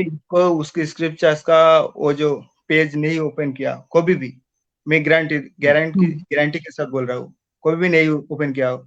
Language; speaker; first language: Hindi; non-native, local second language; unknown